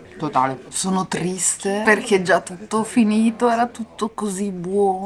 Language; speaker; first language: Italian; native; Italian